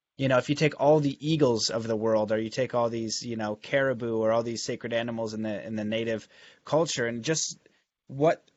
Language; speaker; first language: English; native; English